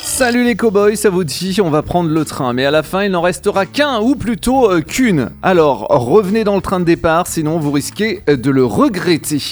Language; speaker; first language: French; native; French